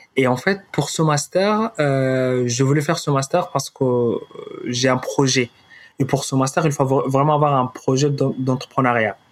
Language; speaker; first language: French; non-native, fluent; Arabic